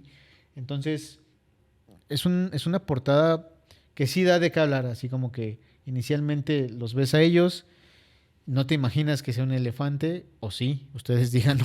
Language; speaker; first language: Spanish; native; Spanish